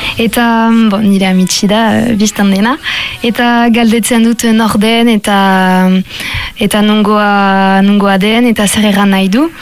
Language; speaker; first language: Basque; non-native, local second language; French